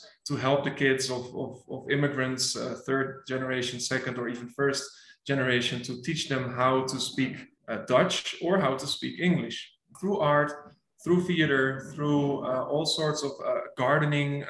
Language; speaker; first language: English; non-native, fluent; Dutch